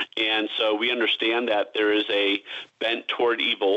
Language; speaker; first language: English; native; English